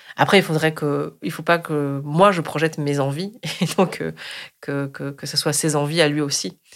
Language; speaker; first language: French; native; French